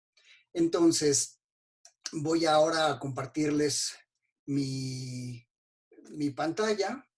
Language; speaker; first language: Spanish; native; Spanish